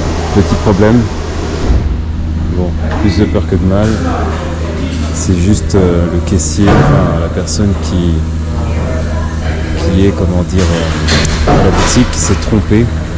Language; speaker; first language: French; native; French